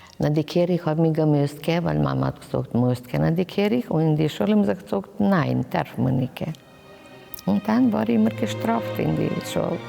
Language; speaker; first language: German; early bilingual, heritage; German